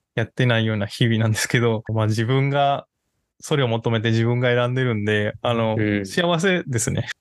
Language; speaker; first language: Japanese; non-native, fluent; Spanish